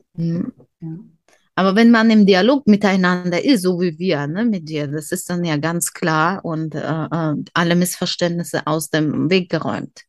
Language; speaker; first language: German; non-native, fluent; Russian